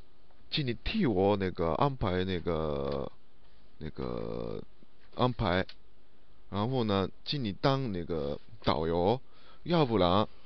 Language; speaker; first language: Chinese; non-native, learner; Japanese